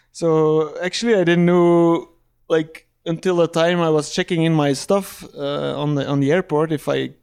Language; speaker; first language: English; non-native, fluent; Dutch